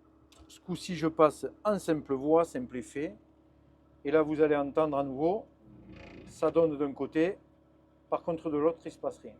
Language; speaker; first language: French; native; French